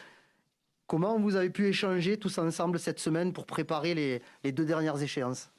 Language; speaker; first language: French; native; French